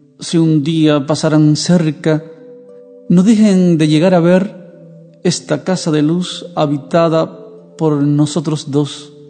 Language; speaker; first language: Spanish; native; Spanish